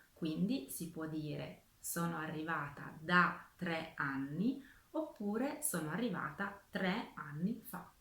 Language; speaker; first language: Italian; native; Italian